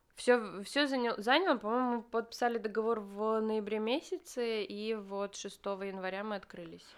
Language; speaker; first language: Russian; native; Russian